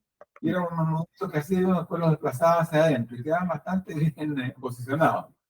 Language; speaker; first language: Spanish; native; Spanish